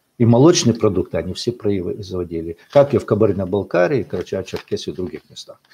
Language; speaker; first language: Russian; non-native, local second language; Chechen